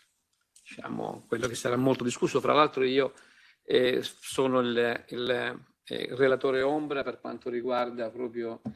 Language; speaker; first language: Italian; native; Italian